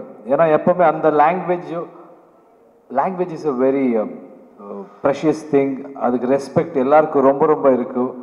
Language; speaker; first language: Tamil; non-native, learner; Kannada